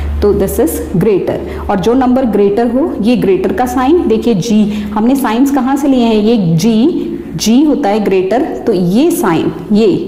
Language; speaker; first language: Hindi; non-native, local second language; Punjabi